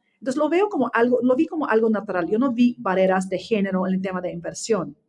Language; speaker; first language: Spanish; non-native, fluent; English